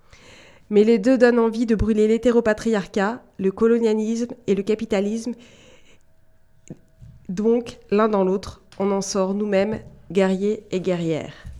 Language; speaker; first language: French; native; French